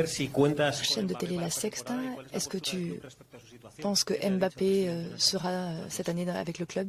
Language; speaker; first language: French; native; French